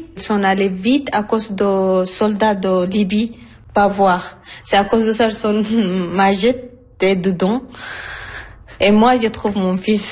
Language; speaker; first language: French; non-native, learner; Arabic